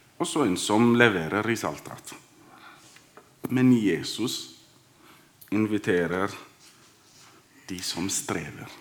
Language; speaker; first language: Norwegian; non-native, fluent; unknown